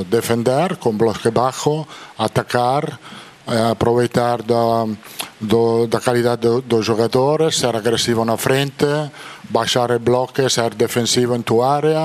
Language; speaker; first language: Portuguese; non-native, fluent; Italian